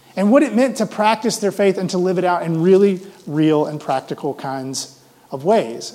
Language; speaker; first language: English; native; English